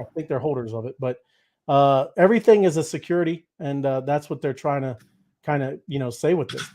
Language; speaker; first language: English; native; English